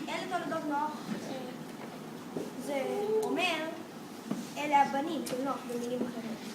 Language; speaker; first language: Hebrew; early bilingual, other home language; English